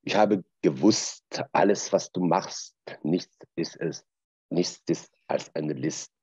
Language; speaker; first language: German; non-native, fluent; Persian